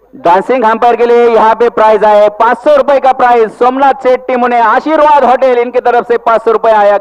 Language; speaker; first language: Hindi; non-native, local second language; Marathi